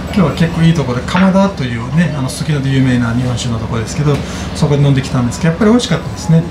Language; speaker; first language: Japanese; non-native, fluent; Azerbaijani